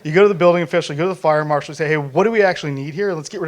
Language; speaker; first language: English; native; English